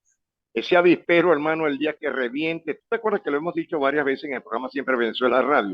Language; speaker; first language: Spanish; native; Spanish